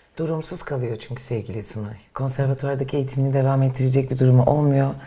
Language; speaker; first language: Turkish; native; Turkish